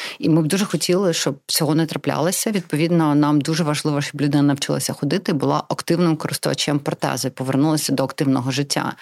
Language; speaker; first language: Ukrainian; non-native, local second language; Russian